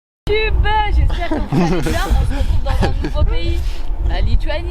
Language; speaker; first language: French; native; French